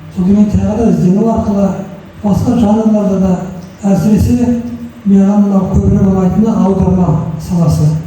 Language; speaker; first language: Kazakh; native; Kazakh